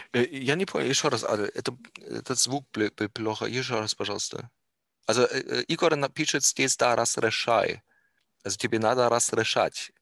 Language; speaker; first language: Russian; non-native, learner; German